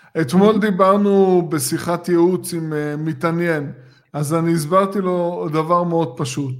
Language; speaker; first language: Hebrew; native; Hebrew